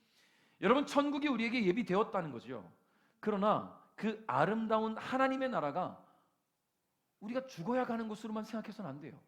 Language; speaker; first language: Korean; native; Korean